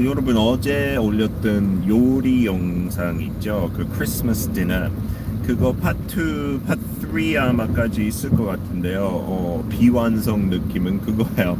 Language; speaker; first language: Korean; non-native, fluent; English